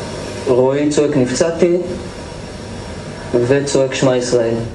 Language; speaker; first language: Hebrew; native; Hebrew